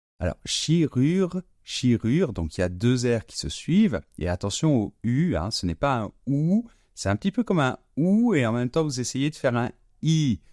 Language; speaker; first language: French; native; French